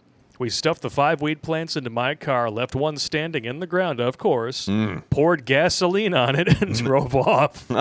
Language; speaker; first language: English; native; English